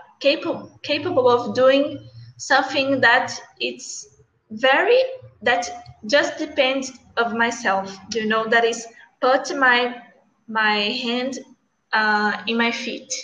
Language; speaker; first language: English; non-native, learner; Portuguese